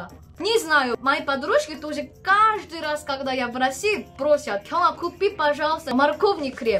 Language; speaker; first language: Russian; non-native, learner; Korean